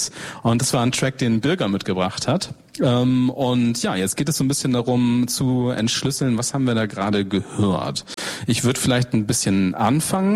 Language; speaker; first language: German; native; German